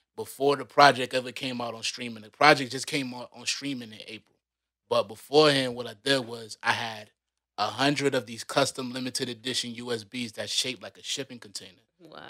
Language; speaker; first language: English; native; English